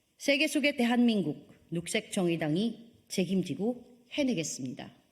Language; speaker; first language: Korean; non-native, fluent; Filipino